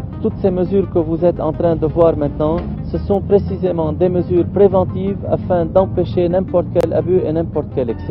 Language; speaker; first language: French; non-native, local second language; Arabic